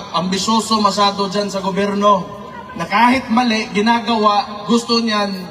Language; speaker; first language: Filipino; non-native, local second language; Cebuano